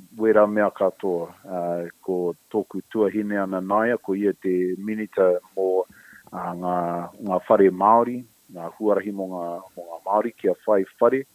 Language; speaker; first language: Māori; non-native, local second language; English